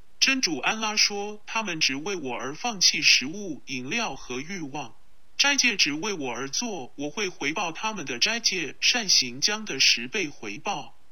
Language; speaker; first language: Chinese; non-native, local second language; Cantonese